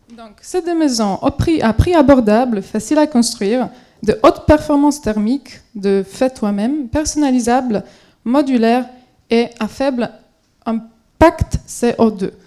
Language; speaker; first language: French; non-native, fluent; Polish